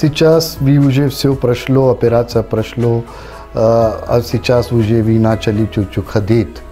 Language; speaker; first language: Russian; non-native, learner; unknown